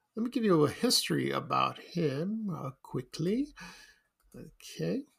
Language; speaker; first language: English; native; English